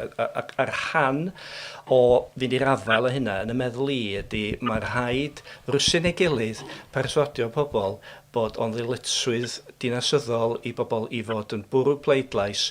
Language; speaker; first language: Welsh; native; Welsh